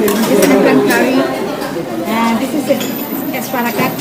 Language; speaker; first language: English; non-native, learner; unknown